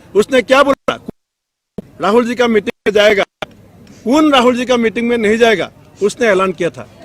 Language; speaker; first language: Hindi; non-native, local second language; Assamese